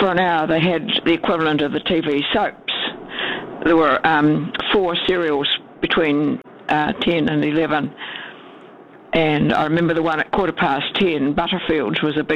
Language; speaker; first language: English; native; English